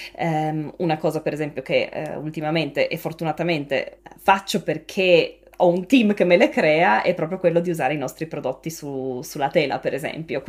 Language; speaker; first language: Italian; native; Italian